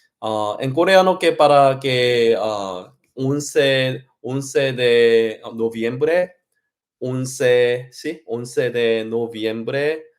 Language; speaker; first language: Spanish; non-native, learner; Korean